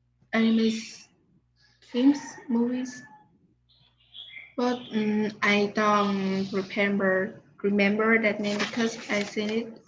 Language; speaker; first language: English; non-native, learner; Vietnamese